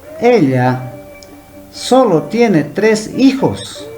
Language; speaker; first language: Spanish; non-native, local second language; Quechua